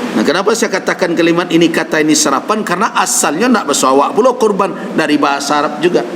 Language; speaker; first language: Malay; non-native, local second language; Minangkabau